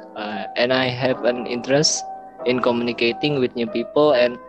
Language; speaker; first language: English; non-native, learner; Indonesian